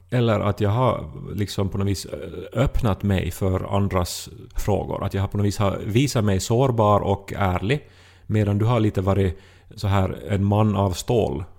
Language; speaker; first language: Swedish; native; Swedish